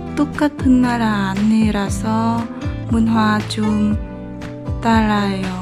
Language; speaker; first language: Korean; non-native, learner; Vietnamese